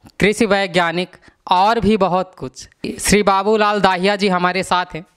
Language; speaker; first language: Hindi; native; Hindi